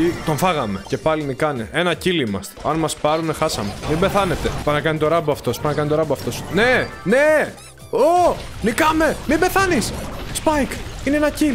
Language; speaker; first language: Greek; native; Greek